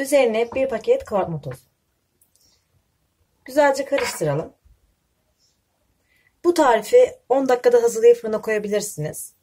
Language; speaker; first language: Turkish; native; Turkish